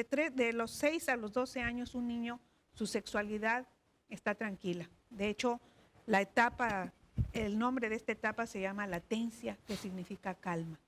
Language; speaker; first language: Spanish; native; Spanish